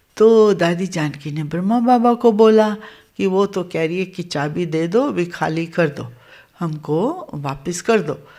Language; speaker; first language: Hindi; non-native, local second language; Gujarati